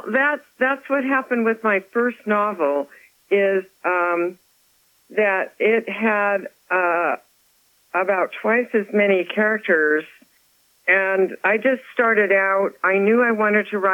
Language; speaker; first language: English; native; English